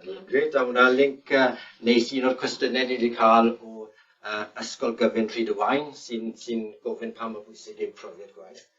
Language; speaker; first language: Welsh; native; Welsh